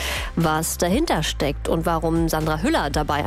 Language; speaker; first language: German; native; German